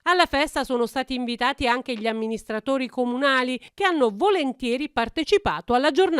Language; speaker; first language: Italian; native; Italian